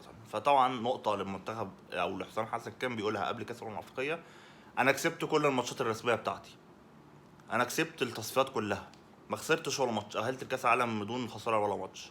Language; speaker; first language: Arabic; native; Arabic